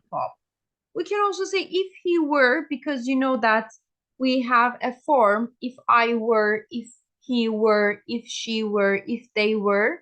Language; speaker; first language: English; non-native, fluent; Turkish